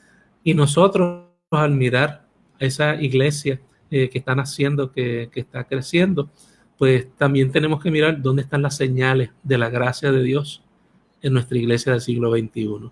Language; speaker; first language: Spanish; native; Spanish